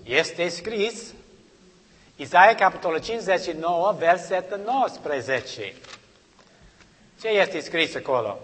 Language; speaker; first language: Romanian; non-native, learner; English